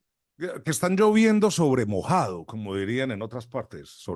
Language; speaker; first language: Spanish; native; Spanish